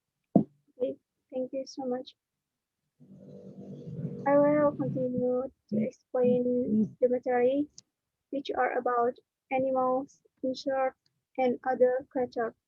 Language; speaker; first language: English; non-native, learner; Indonesian